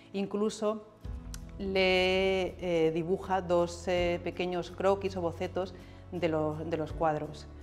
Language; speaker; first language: Spanish; native; Spanish